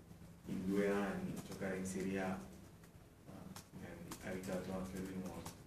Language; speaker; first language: Italian; non-native, fluent; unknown